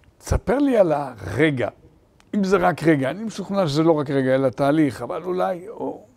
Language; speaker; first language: Hebrew; native; Hebrew